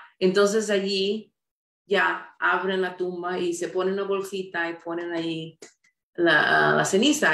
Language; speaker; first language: Spanish; early bilingual, heritage; Spanish